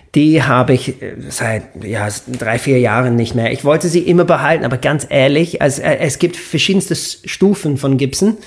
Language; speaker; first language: German; non-native, fluent; English